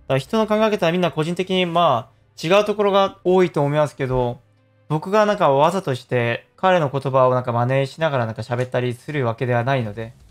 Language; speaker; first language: Japanese; non-native, fluent; Korean